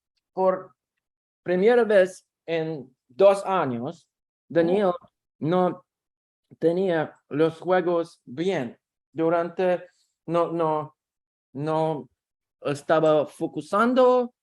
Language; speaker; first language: Spanish; non-native, learner; Russian